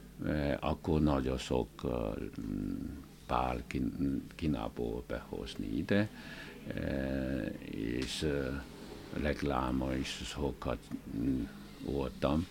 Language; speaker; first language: Hungarian; non-native, learner; Chinese